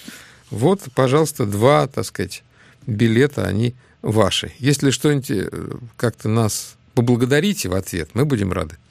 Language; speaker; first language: Russian; native; Russian